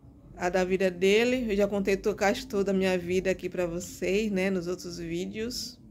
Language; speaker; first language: Portuguese; native; Portuguese